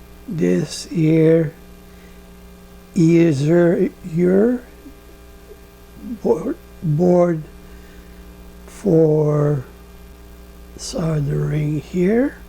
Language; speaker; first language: English; non-native, learner; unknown